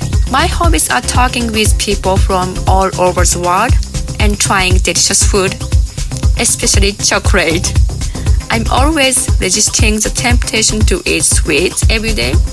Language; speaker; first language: English; non-native, learner; Japanese